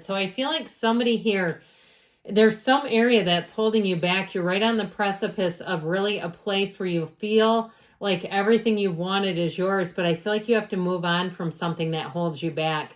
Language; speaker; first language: English; native; English